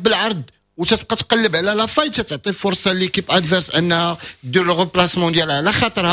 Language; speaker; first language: Arabic; native; Arabic